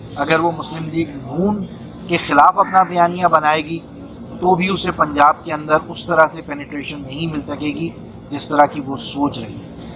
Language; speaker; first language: Urdu; native; Urdu